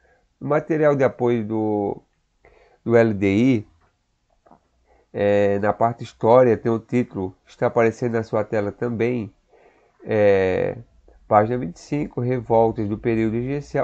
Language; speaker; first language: Portuguese; native; Portuguese